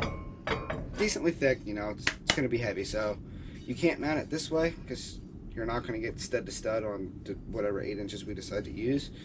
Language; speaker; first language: English; native; English